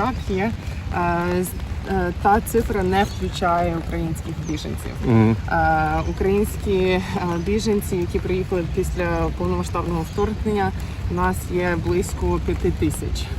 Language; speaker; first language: Ukrainian; early bilingual, heritage; Ukrainian